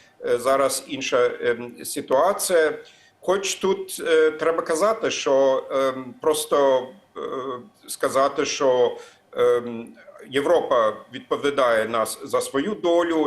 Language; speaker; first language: Ukrainian; non-native, fluent; German